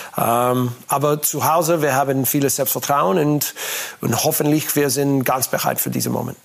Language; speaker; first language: German; non-native, learner; English